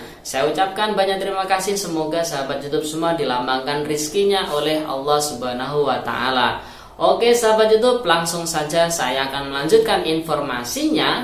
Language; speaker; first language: Indonesian; native; Indonesian